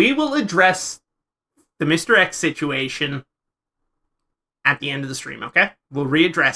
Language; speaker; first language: English; native; English